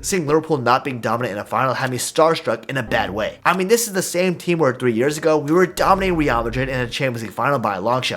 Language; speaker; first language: English; native; English